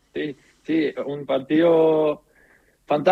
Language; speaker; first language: Spanish; non-native, learner; German